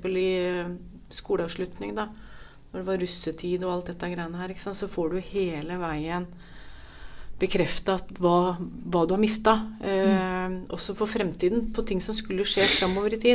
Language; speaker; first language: Norwegian; native; Norwegian